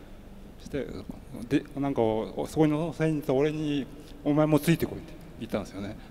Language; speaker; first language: Japanese; native; Japanese